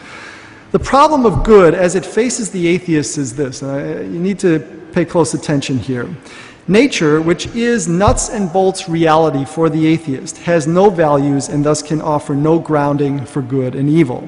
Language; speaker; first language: English; native; English